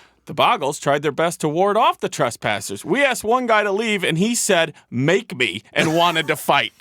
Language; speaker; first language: English; native; English